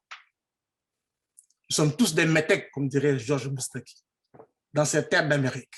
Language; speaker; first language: French; non-native, local second language; Fula